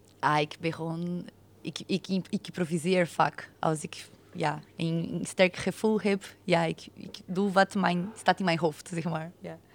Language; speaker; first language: Dutch; non-native, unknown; Portuguese